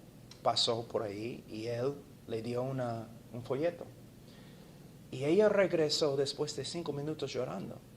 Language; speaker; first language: Spanish; non-native, fluent; English